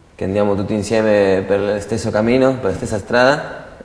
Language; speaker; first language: Italian; non-native, learner; Spanish